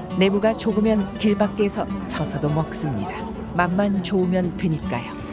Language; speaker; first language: Korean; native; Korean